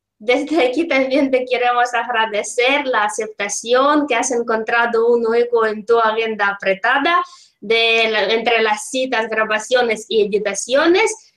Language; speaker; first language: Spanish; non-native, fluent; Russian